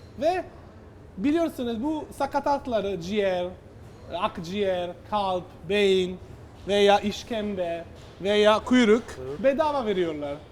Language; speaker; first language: Turkish; non-native, fluent; Italian